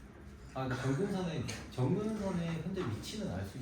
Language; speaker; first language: Korean; native; Korean